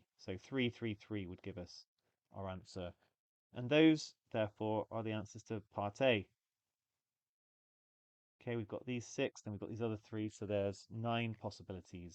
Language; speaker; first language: English; native; English